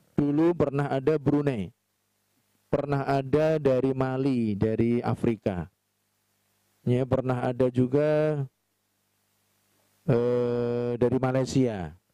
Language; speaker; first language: Indonesian; native; Indonesian